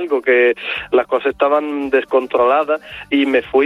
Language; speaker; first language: Spanish; non-native, fluent; Italian